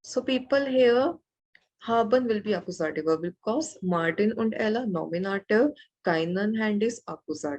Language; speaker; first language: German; non-native, learner; Malayalam